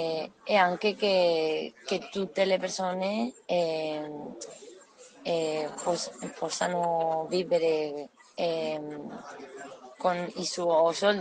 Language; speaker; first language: Italian; non-native, learner; Spanish